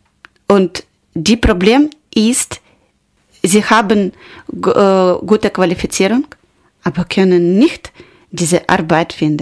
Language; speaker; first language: German; non-native, learner; Ukrainian